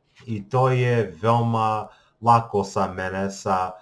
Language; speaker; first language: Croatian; non-native, learner; English